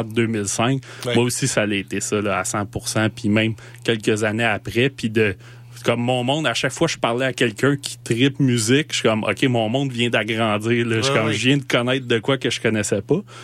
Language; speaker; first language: French; native; French